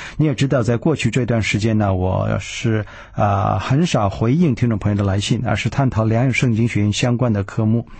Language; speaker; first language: Chinese; early bilingual, heritage; Chinese